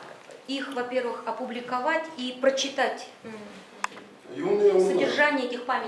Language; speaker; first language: Russian; native; Russian